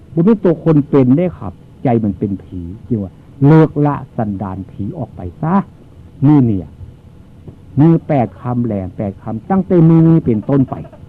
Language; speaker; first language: Thai; native; Thai